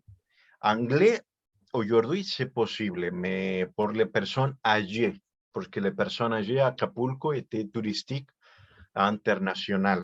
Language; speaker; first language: French; non-native, learner; Spanish